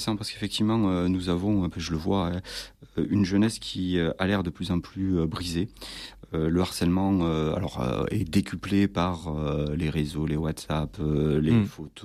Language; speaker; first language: French; native; French